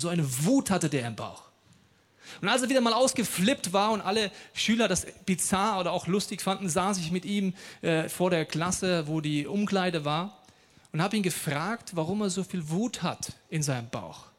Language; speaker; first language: German; native; German